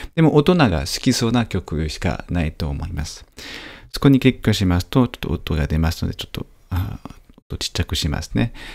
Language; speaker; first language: Japanese; non-native, fluent; French